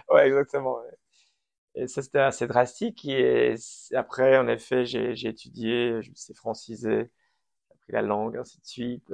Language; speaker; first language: French; early bilingual, other home language; Persian